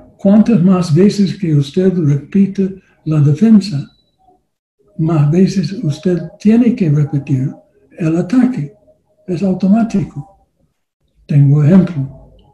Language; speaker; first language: Spanish; non-native, learner; English